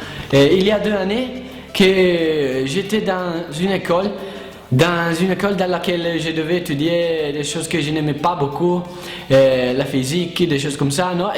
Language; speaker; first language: French; non-native, learner; Italian